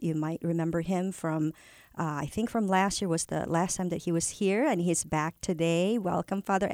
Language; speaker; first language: English; non-native, local second language; Filipino